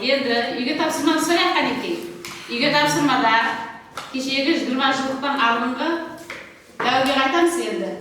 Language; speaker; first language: Kazakh; native; Kazakh